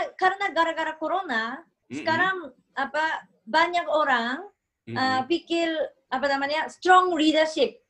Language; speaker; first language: Indonesian; non-native, fluent; Japanese